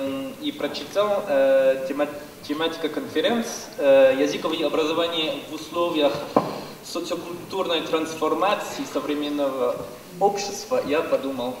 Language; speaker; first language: Russian; non-native, fluent; French